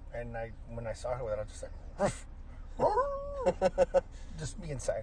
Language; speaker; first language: English; early bilingual, other home language; Spanish